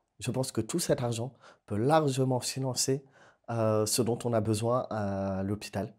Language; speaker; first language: French; native; French